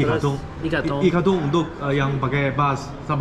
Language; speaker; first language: Indonesian; non-native, learner; Chinese